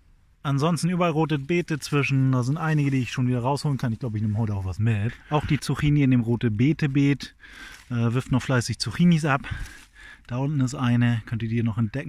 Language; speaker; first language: German; native; German